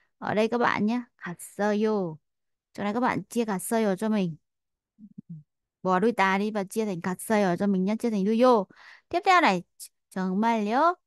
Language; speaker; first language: Korean; non-native, fluent; Vietnamese